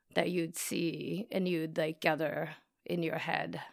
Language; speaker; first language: English; non-native, fluent; Japanese